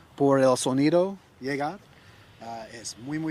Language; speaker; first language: Spanish; non-native, learner; English